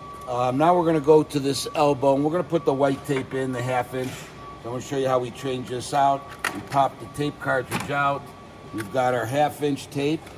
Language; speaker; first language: English; native; English